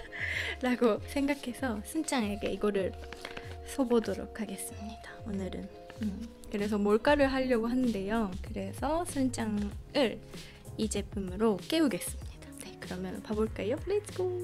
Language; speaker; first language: Korean; non-native, fluent; Japanese